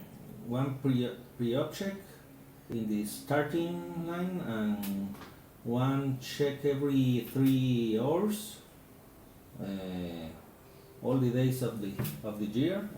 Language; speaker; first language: English; non-native, learner; Spanish